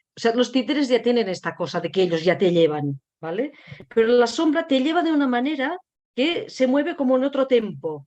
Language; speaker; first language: Spanish; non-native, local second language; Catalan